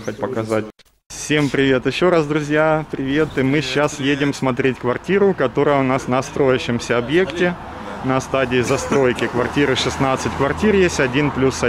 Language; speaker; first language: Russian; native; Russian